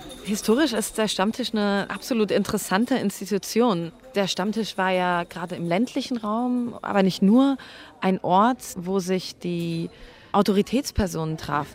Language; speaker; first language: German; native; German